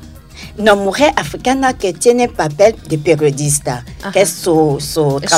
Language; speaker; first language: Spanish; non-native, learner; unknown